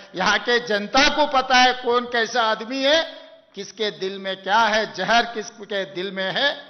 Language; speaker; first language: Hindi; non-native, local second language; Telugu